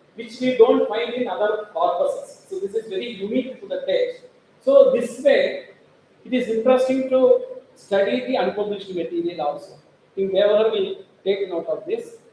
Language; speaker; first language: English; non-native, local second language; Malayalam